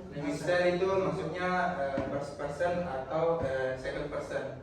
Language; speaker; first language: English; non-native, learner; Indonesian